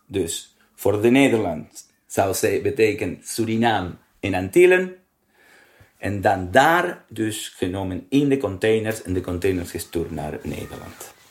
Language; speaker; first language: Dutch; non-native, learner; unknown